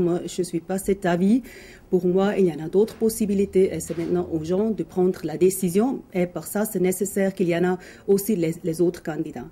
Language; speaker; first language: French; non-native, local second language; German